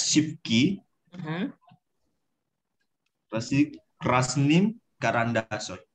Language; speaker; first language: Russian; non-native, learner; Indonesian